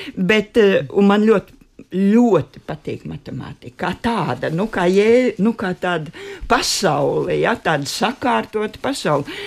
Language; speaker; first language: Latvian; native; Latvian